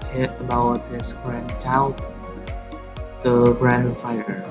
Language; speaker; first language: English; non-native, learner; Indonesian